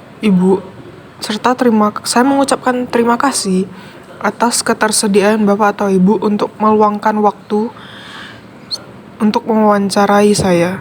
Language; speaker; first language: Indonesian; native; Indonesian